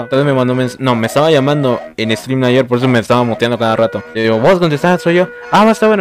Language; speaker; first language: Spanish; native; Spanish